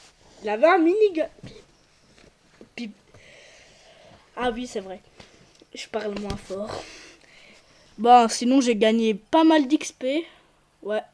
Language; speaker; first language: French; native; French